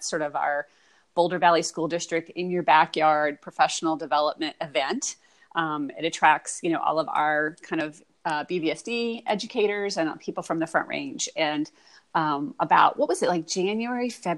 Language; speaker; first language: English; native; English